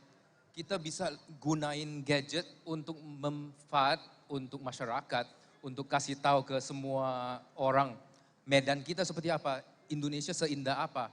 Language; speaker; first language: Indonesian; non-native, fluent; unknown